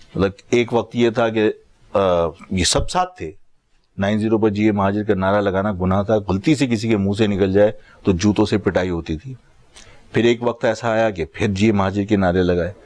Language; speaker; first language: Urdu; native; Urdu